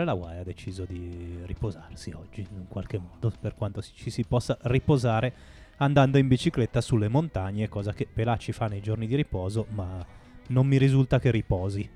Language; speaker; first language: Italian; native; Italian